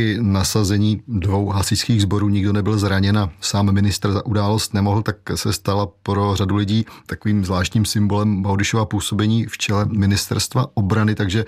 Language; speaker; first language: Czech; native; Czech